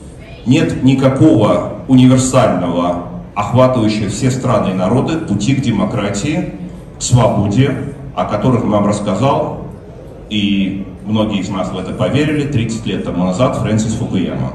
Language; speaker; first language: Russian; native; Russian